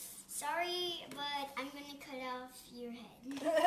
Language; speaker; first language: English; native; English